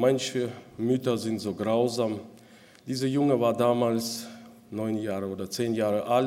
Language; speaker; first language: German; non-native, local second language; Russian